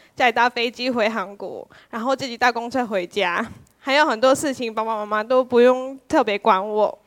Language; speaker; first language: Chinese; non-native, fluent; Korean